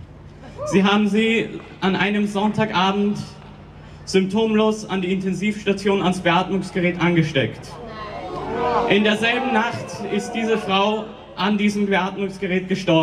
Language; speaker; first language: German; native; German